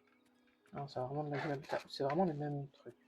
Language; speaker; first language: French; native; French